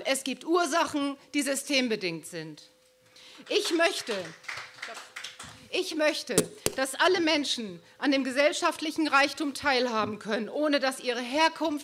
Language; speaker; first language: German; native; German